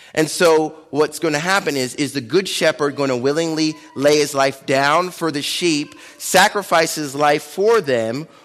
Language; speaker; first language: English; early bilingual, other home language; Akan